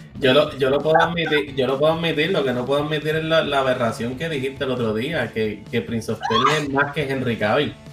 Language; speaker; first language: Spanish; native; Spanish